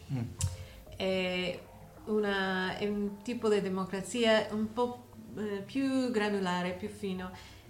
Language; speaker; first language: Italian; non-native, learner; English